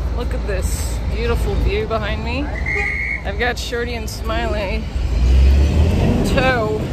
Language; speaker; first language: English; native; English